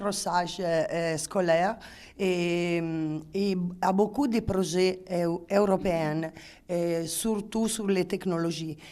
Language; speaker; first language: French; non-native, learner; Italian